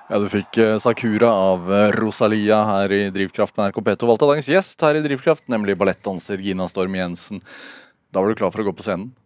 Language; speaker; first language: Norwegian; native; Norwegian